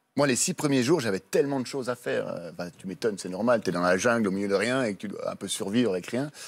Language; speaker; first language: French; native; French